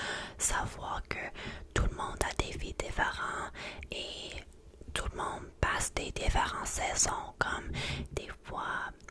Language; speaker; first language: French; non-native, learner; English